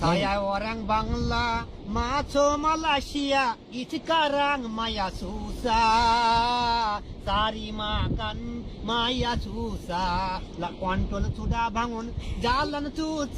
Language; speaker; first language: Indonesian; non-native, learner; Bangla